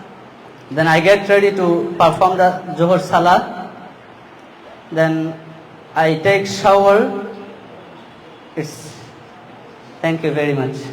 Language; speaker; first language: English; non-native, learner; Bangla